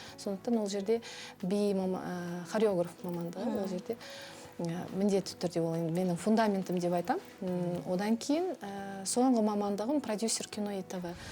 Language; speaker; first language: Kazakh; early bilingual, heritage; Kazakh